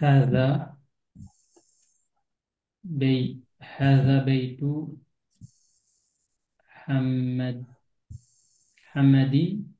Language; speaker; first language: Arabic; non-native, learner; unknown